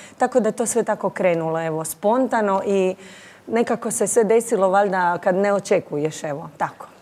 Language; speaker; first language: Croatian; native; Croatian